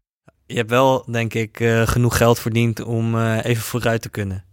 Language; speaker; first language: Dutch; native; Dutch